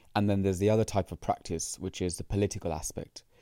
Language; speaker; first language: English; native; English